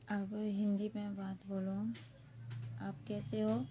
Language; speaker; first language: Hindi; non-native, local second language; Bangla